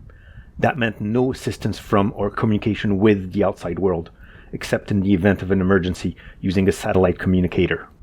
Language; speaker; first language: English; non-native, local second language; French